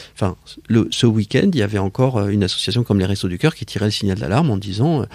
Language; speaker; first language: French; native; French